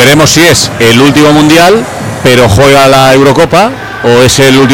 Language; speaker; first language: Spanish; native; Spanish